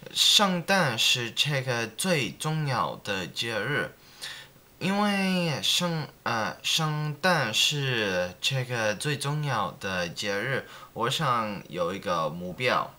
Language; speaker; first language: Chinese; non-native, learner; English